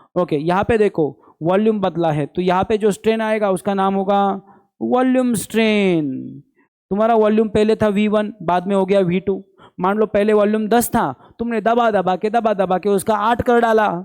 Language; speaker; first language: Hindi; non-native, local second language; Marathi